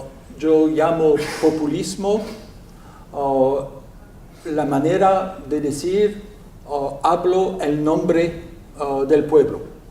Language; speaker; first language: Spanish; non-native, learner; French